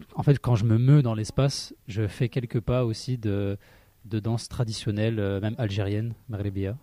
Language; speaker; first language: French; early bilingual, other home language; Arabic